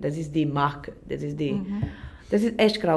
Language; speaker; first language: German; non-native, learner; Portuguese